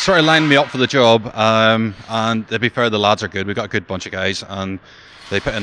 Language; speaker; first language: English; native; English